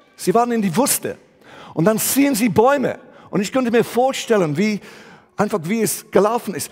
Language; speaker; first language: German; non-native, fluent; English